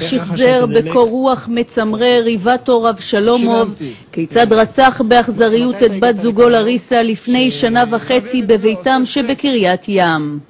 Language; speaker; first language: Hebrew; native; Hebrew